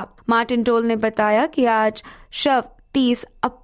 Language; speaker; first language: Hindi; native; Hindi